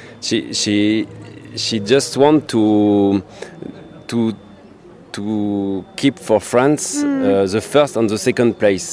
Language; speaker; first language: English; non-native, learner; French